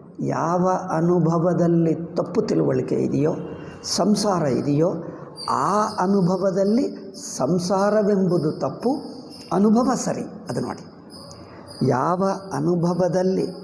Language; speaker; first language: Kannada; non-native, local second language; Telugu